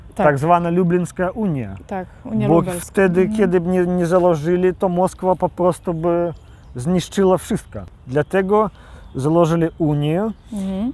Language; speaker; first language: Polish; non-native, local second language; Belarusian